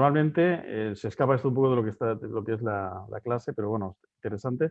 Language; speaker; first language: Spanish; native; Spanish